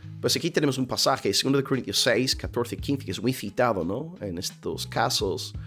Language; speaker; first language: Spanish; non-native, fluent; English